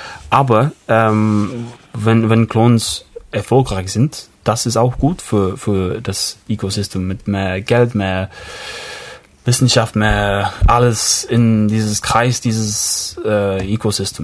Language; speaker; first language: German; non-native, fluent; English